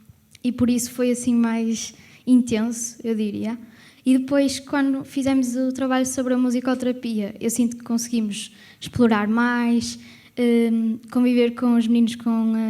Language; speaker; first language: Portuguese; native; Portuguese